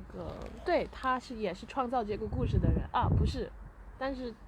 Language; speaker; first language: Chinese; early bilingual, heritage; Chinese